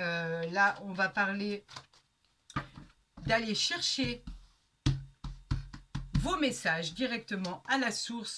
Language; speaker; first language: French; native; French